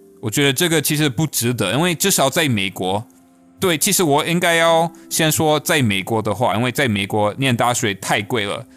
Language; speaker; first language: Chinese; non-native, fluent; English